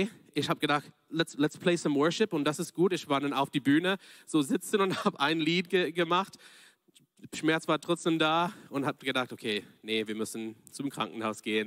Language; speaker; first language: German; non-native, fluent; English